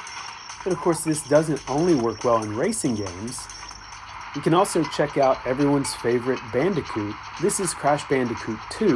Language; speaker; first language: English; native; English